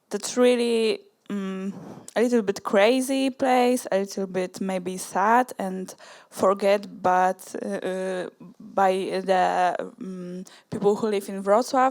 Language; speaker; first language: English; non-native, learner; Polish